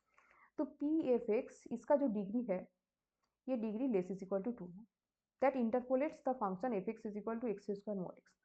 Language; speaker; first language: Hindi; native; Hindi